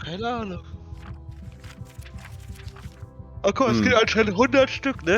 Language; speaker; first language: German; native; German